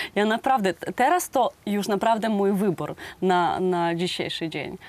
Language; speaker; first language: Polish; non-native, learner; Ukrainian